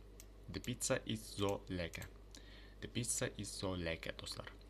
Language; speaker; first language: German; non-native, fluent; Uzbek